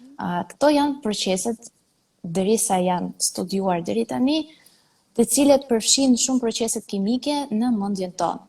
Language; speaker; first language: Albanian; non-native, fluent; Russian